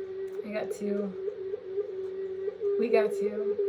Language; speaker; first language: English; native; English